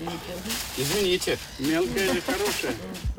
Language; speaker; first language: Russian; early bilingual, heritage; Russian